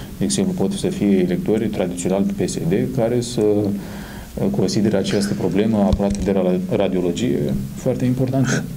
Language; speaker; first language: Romanian; native; Romanian